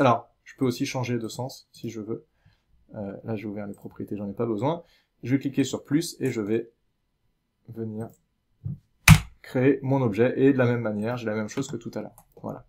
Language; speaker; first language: French; native; French